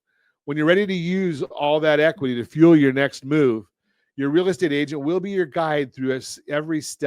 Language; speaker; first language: English; native; English